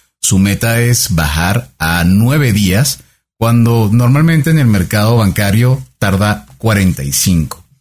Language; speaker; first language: Spanish; native; Spanish